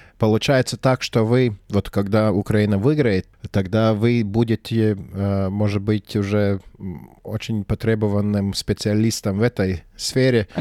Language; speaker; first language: Russian; non-native, local second language; Latvian